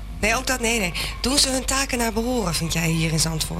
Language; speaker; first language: Dutch; native; Dutch